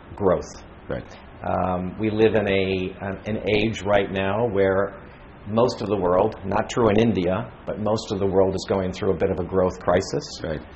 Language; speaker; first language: English; native; English